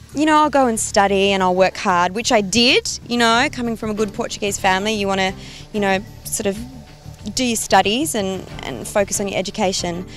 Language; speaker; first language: English; early bilingual, other home language; Portuguese